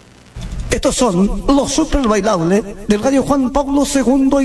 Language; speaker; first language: Spanish; native; Spanish